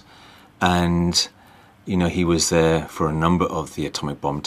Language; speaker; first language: English; native; English